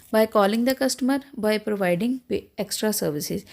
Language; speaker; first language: English; non-native, local second language; Punjabi